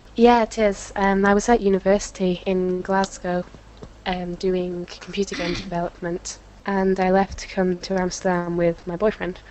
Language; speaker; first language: English; native; English